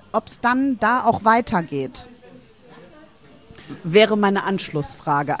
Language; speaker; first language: German; native; German